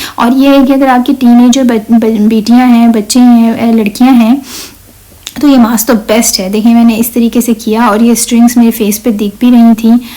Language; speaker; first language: Urdu; native; Urdu